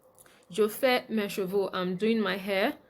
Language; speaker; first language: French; non-native, fluent; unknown